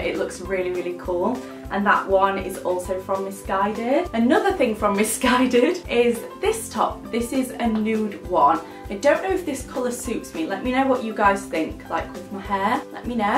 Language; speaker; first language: English; native; English